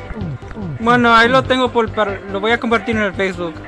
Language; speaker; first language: Spanish; non-native, fluent; English